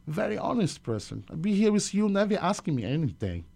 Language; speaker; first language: English; non-native, learner; Portuguese